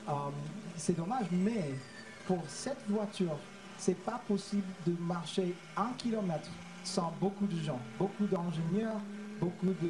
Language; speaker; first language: French; non-native, fluent; English